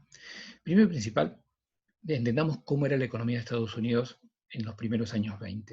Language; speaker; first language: Spanish; native; Spanish